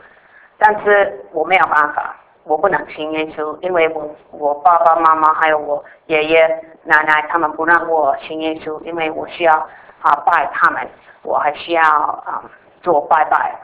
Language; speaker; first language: Chinese; non-native, fluent; English